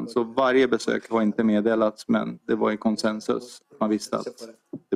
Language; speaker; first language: Swedish; native; Swedish